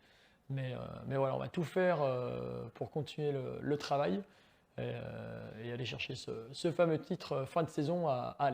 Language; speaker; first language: French; native; French